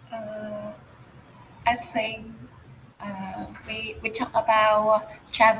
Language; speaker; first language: English; non-native, learner; Vietnamese